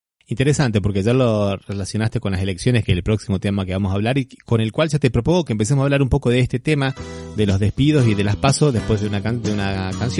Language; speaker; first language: Spanish; native; Spanish